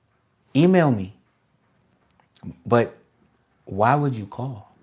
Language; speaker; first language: English; native; English